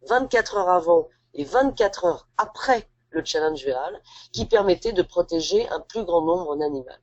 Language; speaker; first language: French; native; French